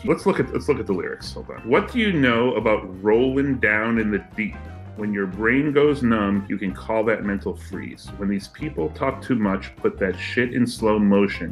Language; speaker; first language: English; native; English